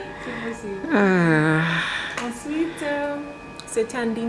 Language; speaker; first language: French; non-native, learner; English